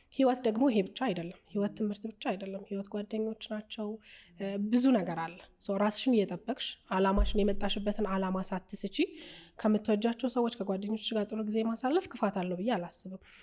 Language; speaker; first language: Amharic; native; Amharic